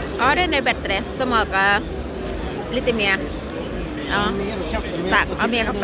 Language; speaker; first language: Swedish; non-native, learner; Thai